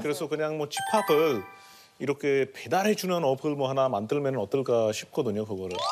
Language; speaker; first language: Korean; non-native, fluent; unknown